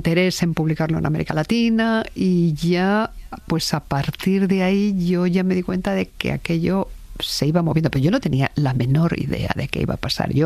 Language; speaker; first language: Spanish; native; Spanish